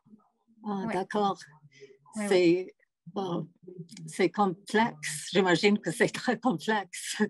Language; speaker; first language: French; non-native, fluent; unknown